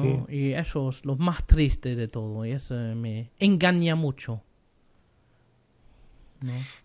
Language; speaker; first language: Spanish; non-native, learner; German